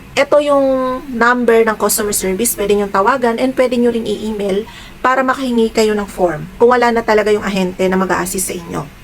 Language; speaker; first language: Filipino; native; Filipino